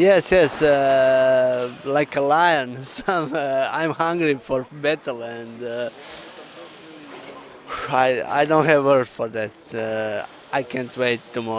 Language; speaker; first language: English; non-native, learner; Polish